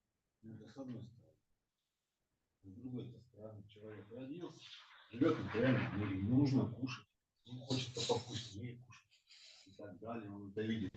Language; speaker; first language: Russian; native; Russian